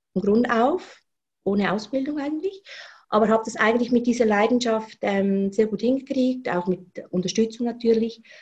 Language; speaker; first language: German; native; German